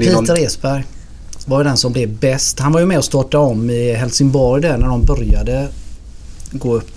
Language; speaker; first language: Swedish; native; Swedish